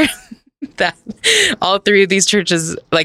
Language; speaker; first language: English; native; English